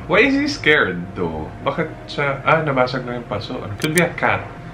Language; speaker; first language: English; non-native, local second language; Filipino